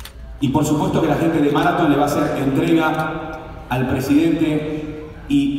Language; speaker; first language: Spanish; native; Spanish